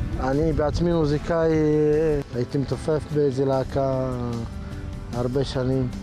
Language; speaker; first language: Hebrew; non-native, local second language; Arabic